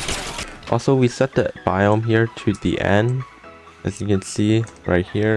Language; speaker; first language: English; native; English